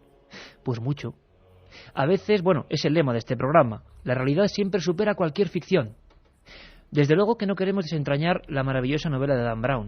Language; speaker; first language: Spanish; native; Spanish